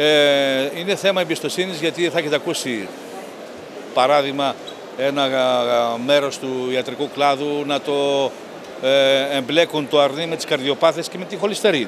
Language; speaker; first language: Greek; native; Greek